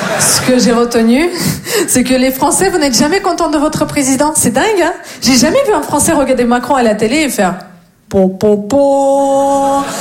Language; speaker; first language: French; non-native, fluent; Russian